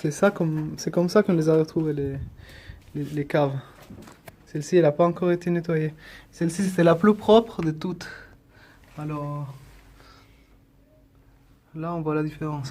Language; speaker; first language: French; early bilingual, other home language; Spanish